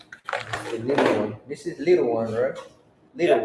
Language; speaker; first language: English; non-native, learner; Spanish